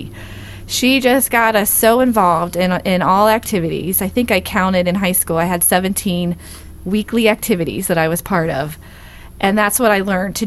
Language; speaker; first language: English; native; English